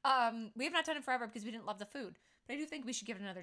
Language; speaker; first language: English; native; English